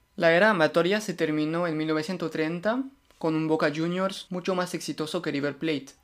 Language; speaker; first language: Spanish; non-native, fluent; French